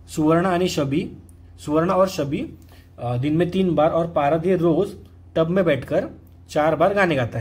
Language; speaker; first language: Hindi; non-native, local second language; Marathi